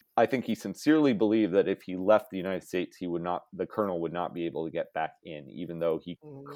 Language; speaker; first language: English; native; English